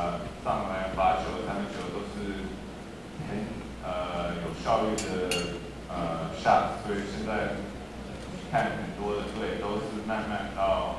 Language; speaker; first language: Chinese; early bilingual, heritage; English